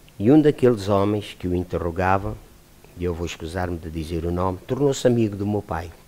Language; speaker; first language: Portuguese; native; Portuguese